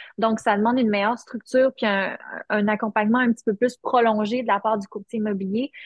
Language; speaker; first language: French; native; French